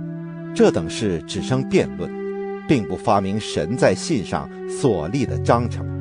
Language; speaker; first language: Chinese; native; Chinese